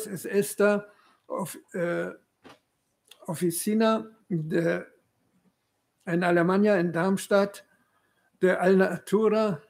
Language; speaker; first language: Spanish; non-native, fluent; German